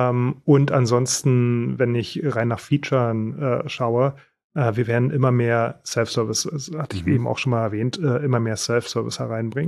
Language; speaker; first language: German; native; German